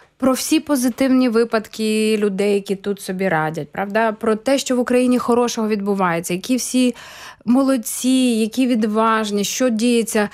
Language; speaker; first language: Ukrainian; native; Ukrainian